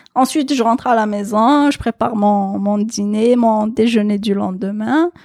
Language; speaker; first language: French; non-native, local second language; Kabyle